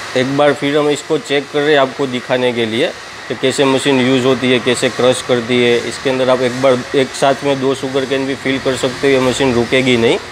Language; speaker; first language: Hindi; non-native, local second language; Gujarati